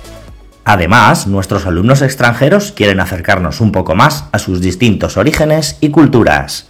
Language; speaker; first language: Spanish; native; Spanish